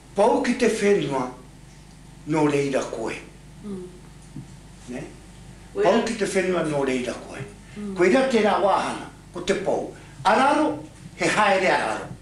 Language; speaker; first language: Māori; native; Māori